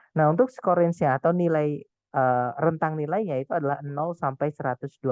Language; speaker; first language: Indonesian; non-native, local second language; Javanese